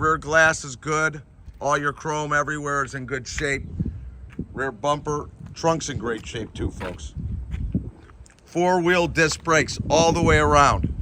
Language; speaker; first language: English; native; English